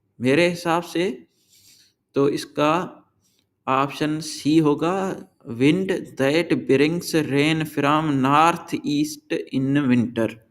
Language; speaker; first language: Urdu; non-native, local second language; Sindhi